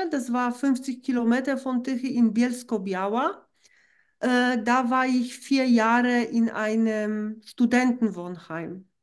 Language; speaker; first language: German; non-native, fluent; Polish